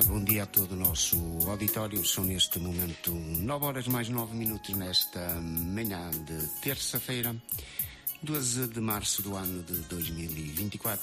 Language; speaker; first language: Portuguese; native; Portuguese